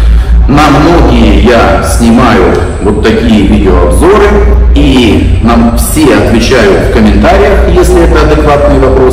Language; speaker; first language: Russian; native; Russian